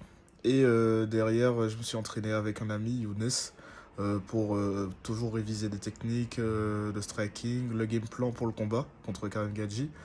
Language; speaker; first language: French; native; French